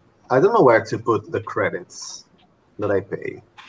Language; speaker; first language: English; non-native, fluent; Italian